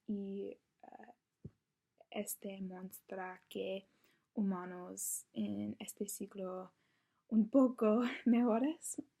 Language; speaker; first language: Spanish; non-native, learner; English